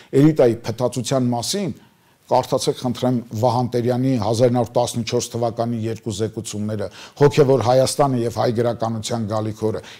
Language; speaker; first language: Armenian; native; Armenian